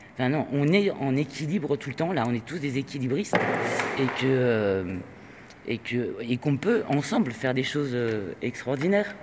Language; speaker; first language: French; non-native, fluent; Spanish